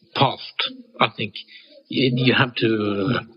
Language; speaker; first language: English; non-native, fluent; Norwegian